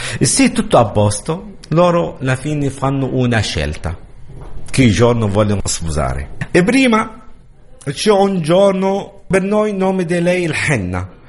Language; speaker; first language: Italian; non-native, learner; Arabic